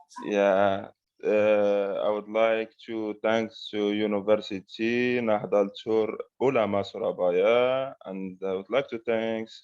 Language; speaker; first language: English; non-native, fluent; Arabic